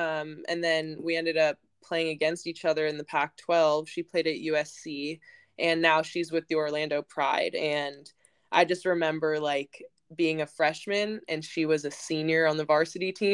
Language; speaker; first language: English; native; English